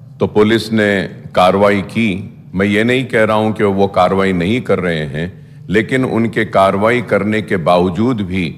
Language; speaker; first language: Urdu; native; Urdu